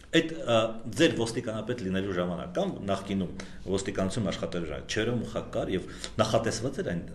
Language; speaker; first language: Armenian; native; Armenian